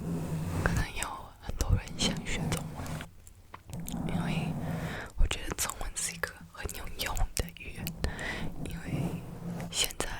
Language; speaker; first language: Chinese; early bilingual, heritage; Chinese